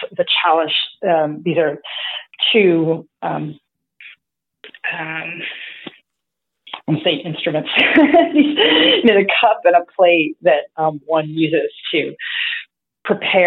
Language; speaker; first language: English; native; English